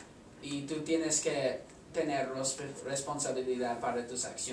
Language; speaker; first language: Spanish; non-native, learner; English